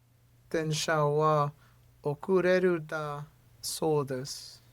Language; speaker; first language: Japanese; non-native, learner; English